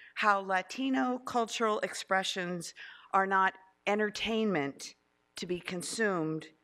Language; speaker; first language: English; early bilingual, other home language; Spanish